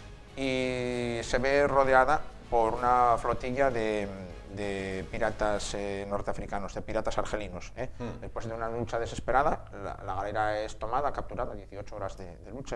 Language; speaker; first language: Spanish; native; Spanish